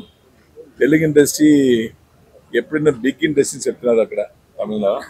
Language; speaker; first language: Telugu; non-native, learner; Tamil